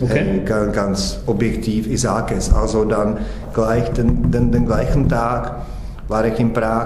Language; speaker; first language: German; non-native, fluent; Czech